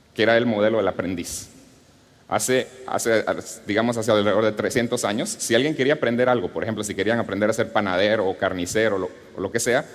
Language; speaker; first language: Spanish; native; Spanish